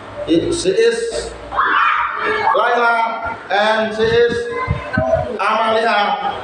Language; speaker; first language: English; non-native, learner; Indonesian